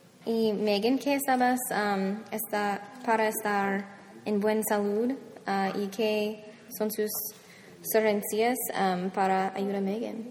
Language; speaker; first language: Spanish; non-native, learner; English